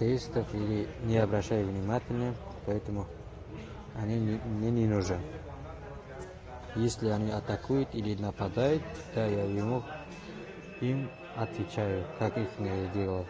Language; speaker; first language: Russian; non-native, learner; Tajik